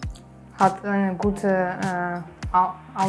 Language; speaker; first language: German; non-native, learner; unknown